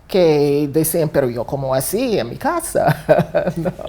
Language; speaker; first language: Spanish; non-native, fluent; English